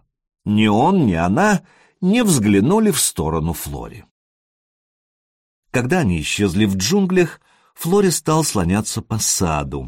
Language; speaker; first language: Russian; native; Russian